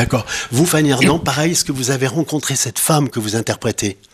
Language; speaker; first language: French; native; French